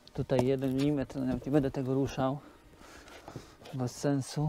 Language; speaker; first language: Polish; native; Polish